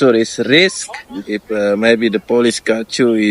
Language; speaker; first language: English; non-native, learner; Indonesian